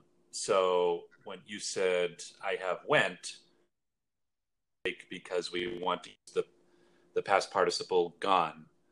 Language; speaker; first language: English; native; English